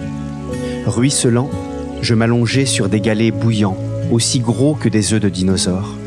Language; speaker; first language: French; native; French